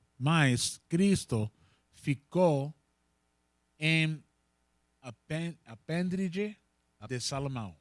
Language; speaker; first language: Portuguese; non-native, learner; Spanish